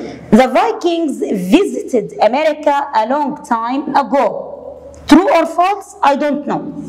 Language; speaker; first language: English; non-native, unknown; Arabic